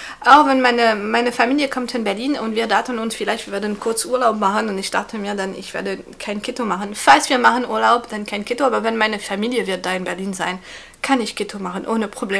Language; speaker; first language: German; non-native, fluent; French